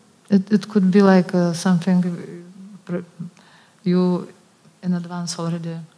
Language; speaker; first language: English; non-native, fluent; Lithuanian